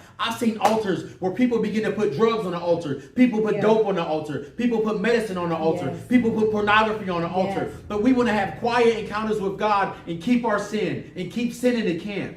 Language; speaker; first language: English; native; English